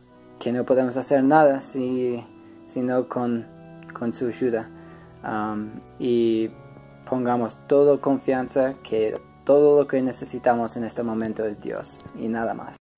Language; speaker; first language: Spanish; non-native, fluent; English